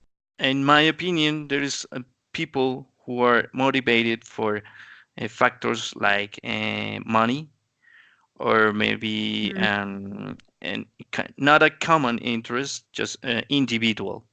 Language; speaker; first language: English; non-native, learner; Spanish